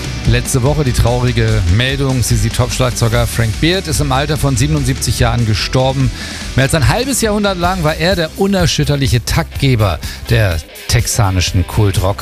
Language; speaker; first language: German; native; German